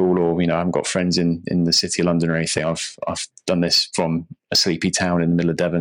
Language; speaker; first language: English; native; English